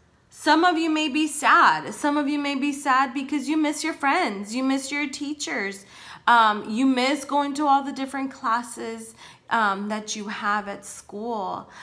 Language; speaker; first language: English; early bilingual, other home language; Spanish